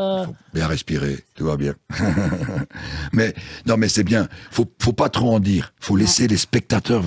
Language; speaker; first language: French; native; French